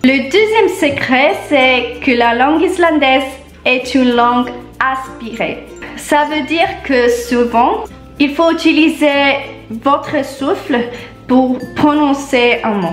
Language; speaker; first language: French; non-native, learner; Italian